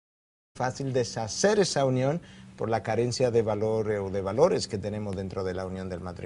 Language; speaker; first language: Spanish; native; Spanish